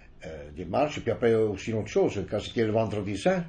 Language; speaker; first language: French; non-native, fluent; Italian